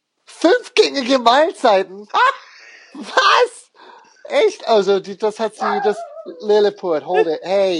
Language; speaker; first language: German; non-native, fluent; English